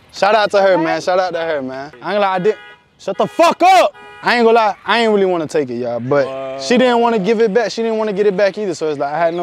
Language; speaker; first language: English; native; English